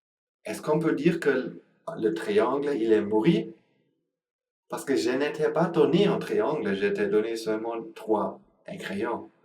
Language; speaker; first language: French; non-native, learner; Sinhala